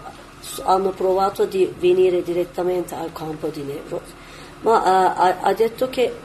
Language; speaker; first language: Italian; non-native, learner; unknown